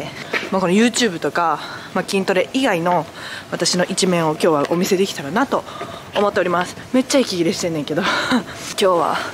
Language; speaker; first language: Japanese; native; Japanese